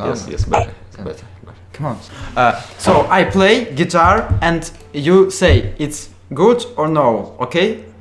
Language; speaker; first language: English; non-native, learner; Russian